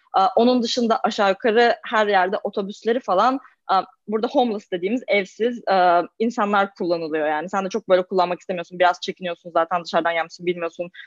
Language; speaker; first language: Turkish; native; Turkish